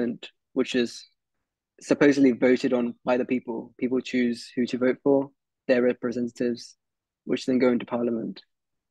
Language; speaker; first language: English; early bilingual, other home language; Hindi